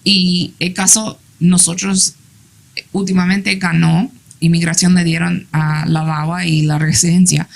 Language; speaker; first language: Spanish; early bilingual, heritage; English